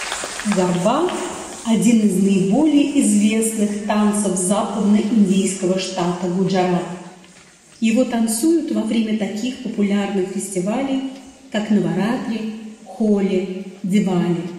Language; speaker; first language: Russian; native; Russian